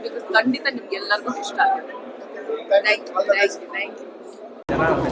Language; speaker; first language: Kannada; non-native, fluent; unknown